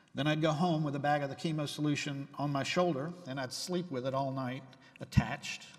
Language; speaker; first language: English; native; English